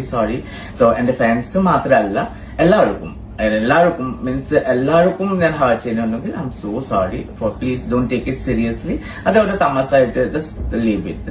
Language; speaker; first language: Malayalam; non-native, learner; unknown